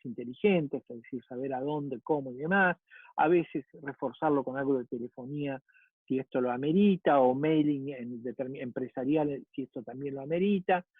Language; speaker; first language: Spanish; native; Spanish